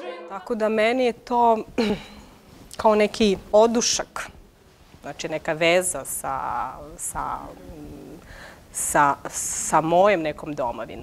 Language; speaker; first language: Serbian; non-native, fluent; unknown